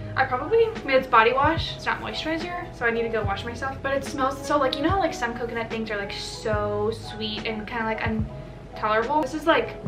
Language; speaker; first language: English; native; English